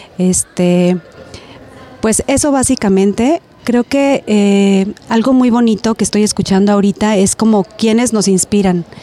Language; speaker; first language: Spanish; native; Spanish